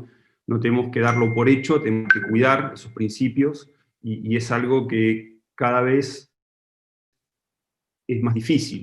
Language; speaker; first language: Spanish; native; Spanish